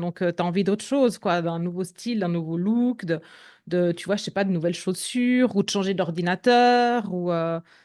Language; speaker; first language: French; native; French